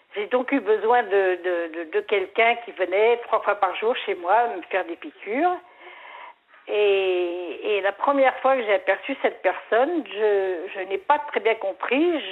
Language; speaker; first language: French; native; French